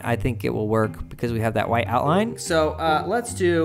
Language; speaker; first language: English; native; English